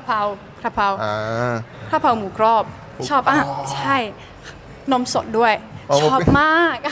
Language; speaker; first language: Thai; non-native, learner; German